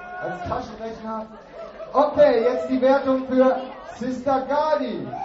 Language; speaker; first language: German; native; German